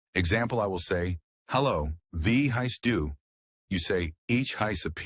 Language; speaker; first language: German; non-native, learner; English